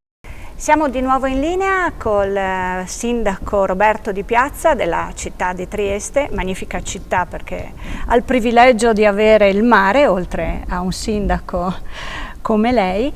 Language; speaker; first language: Italian; native; Italian